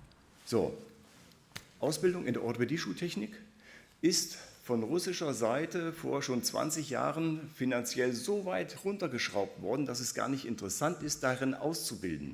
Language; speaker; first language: German; native; German